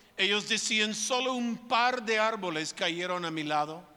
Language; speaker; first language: Spanish; non-native, fluent; English